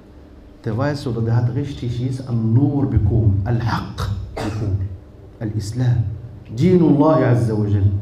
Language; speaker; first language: German; non-native, fluent; Arabic